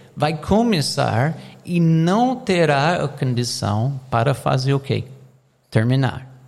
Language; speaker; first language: Portuguese; non-native, fluent; English